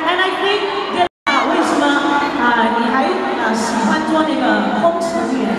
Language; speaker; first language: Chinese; non-native, learner; Filipino